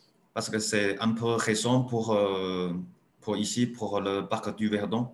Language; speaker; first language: French; non-native, learner; Chinese